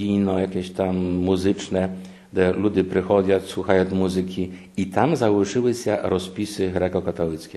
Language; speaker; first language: Ukrainian; non-native, fluent; Polish